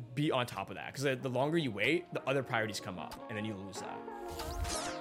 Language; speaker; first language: English; native; English